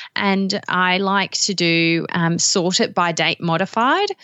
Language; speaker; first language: English; native; English